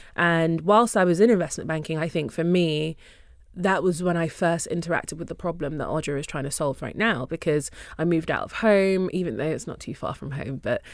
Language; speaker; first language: English; early bilingual, other home language; Yoruba